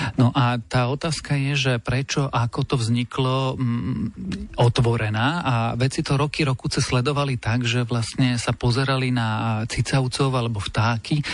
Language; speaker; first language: Slovak; native; Slovak